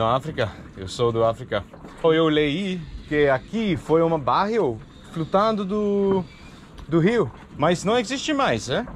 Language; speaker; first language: Portuguese; non-native, learner; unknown